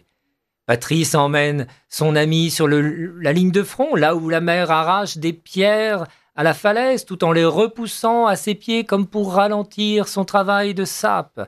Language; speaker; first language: French; native; French